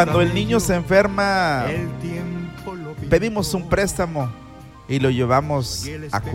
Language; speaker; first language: Spanish; native; Spanish